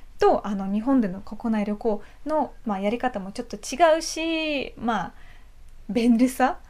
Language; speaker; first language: Japanese; non-native, fluent; Russian